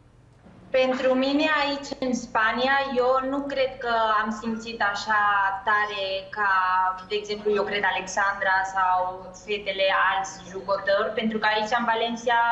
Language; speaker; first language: Romanian; early bilingual, heritage; Spanish